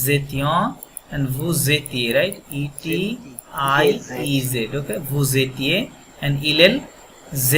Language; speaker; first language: French; non-native, fluent; Bangla